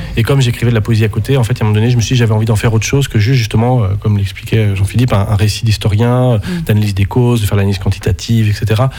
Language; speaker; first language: French; native; French